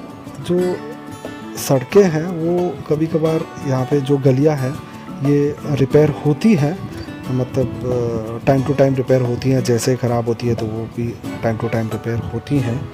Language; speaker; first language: Hindi; native; Hindi